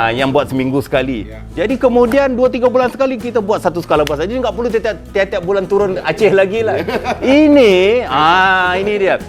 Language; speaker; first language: Malay; native; Malay